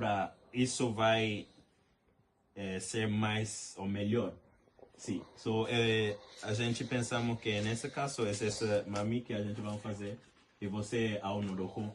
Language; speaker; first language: Portuguese; non-native, learner; English